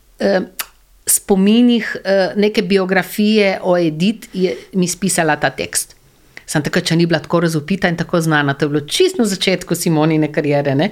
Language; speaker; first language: Slovenian; native; Slovenian